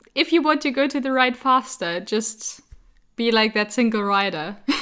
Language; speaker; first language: English; non-native, fluent; German